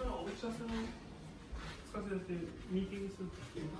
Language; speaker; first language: Japanese; native; Japanese